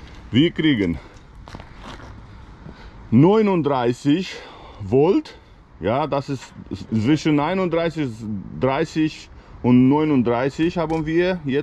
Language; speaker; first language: German; non-native, fluent; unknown